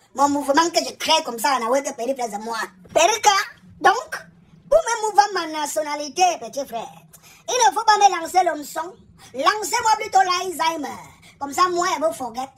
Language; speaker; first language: French; non-native, local second language; English